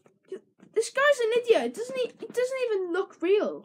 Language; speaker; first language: English; native; English